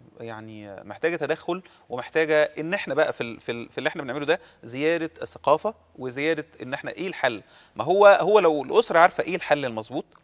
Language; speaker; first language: Arabic; native; Arabic